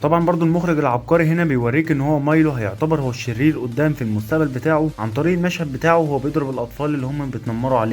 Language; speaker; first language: Arabic; native; Arabic